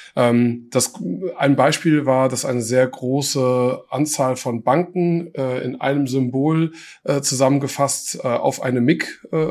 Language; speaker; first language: German; early bilingual, other home language; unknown